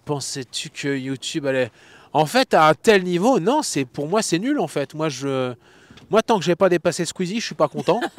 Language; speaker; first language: French; native; French